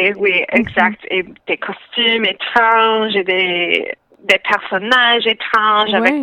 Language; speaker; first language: French; non-native, local second language; English